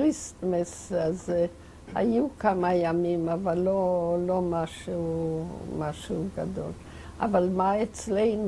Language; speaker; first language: Hebrew; non-native, fluent; Yiddish